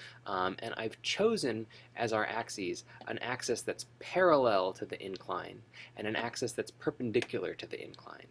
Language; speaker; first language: English; native; English